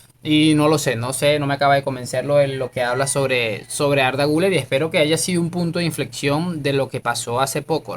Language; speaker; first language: Spanish; native; Spanish